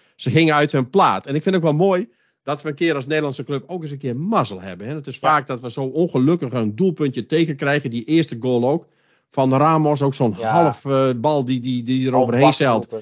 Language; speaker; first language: Dutch; native; Dutch